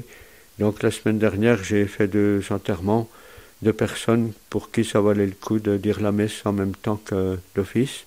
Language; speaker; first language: French; native; French